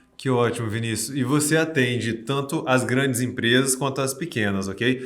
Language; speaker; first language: Portuguese; native; Portuguese